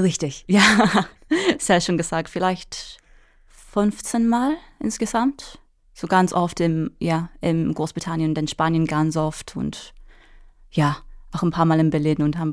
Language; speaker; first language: German; non-native, fluent; English